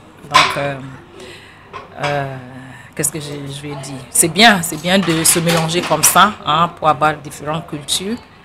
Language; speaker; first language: French; non-native, fluent; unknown